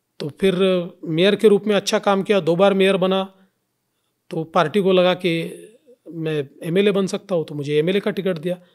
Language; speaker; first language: Hindi; non-native, local second language; Marathi